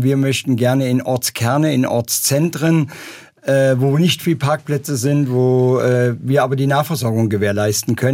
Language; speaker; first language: German; native; German